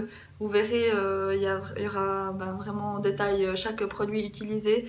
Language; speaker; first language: French; native; French